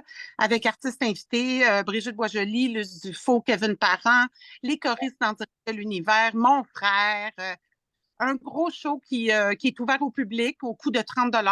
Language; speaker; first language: French; native; French